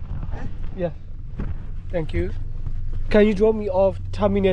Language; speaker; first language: English; non-native, learner; Burmese